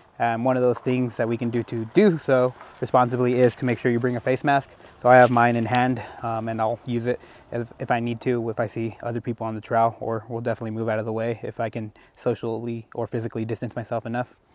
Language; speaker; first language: English; native; English